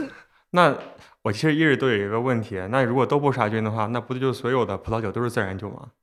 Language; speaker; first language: Chinese; native; Chinese